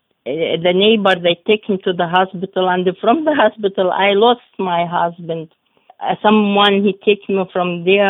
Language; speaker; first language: English; non-native, learner; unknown